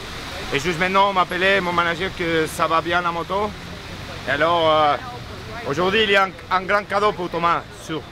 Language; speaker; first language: French; non-native, learner; Spanish